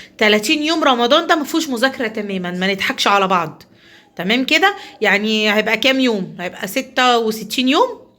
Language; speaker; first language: Arabic; native; Arabic